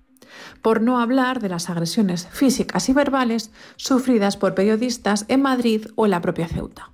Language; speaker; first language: Spanish; native; Spanish